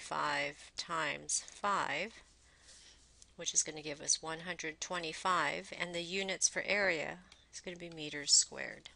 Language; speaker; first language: English; native; English